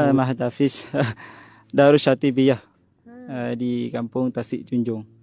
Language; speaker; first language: Malay; non-native, fluent; Western Cham